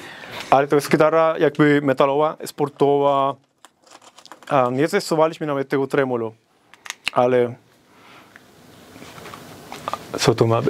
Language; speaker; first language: Polish; non-native, fluent; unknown